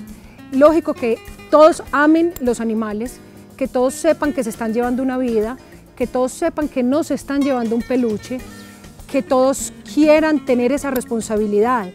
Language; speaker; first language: Spanish; native; Spanish